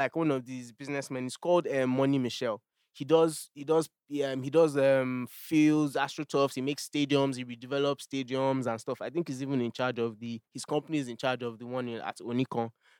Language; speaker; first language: English; non-native, local second language; Yoruba